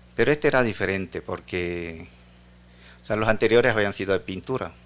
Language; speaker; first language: Spanish; native; Spanish